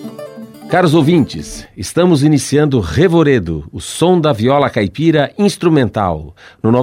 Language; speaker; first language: Portuguese; native; Portuguese